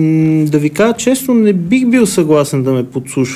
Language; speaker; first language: Bulgarian; native; Bulgarian